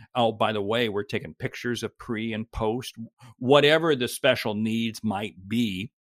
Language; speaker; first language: English; native; English